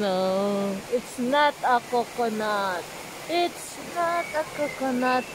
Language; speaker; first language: English; non-native, learner; Filipino